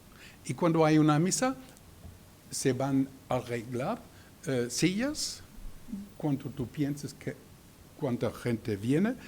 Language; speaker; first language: Spanish; non-native, learner; German